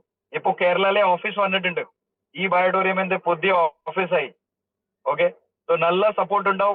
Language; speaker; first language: Malayalam; early bilingual, heritage; Malayalam